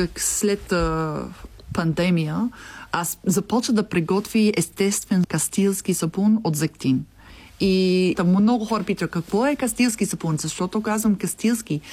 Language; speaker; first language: Bulgarian; non-native, learner; English